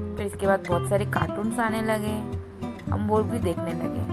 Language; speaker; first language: Hindi; non-native, local second language; Bangla